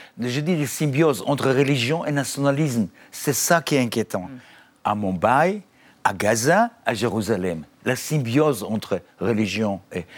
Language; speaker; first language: French; non-native, fluent; Hebrew